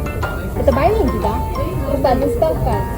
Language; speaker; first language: Russian; non-native, learner; Korean